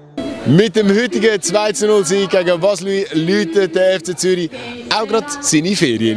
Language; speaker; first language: German; native; German